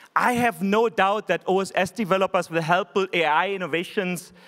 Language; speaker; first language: English; non-native, fluent; German